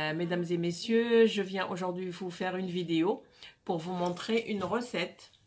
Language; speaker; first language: French; non-native, local second language; Arabic